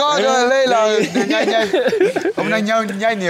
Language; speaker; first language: Vietnamese; non-native, learner; Portuguese